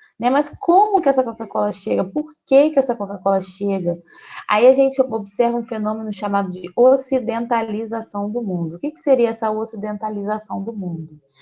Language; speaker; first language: Portuguese; native; Portuguese